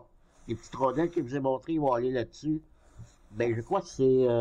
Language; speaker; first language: French; native; French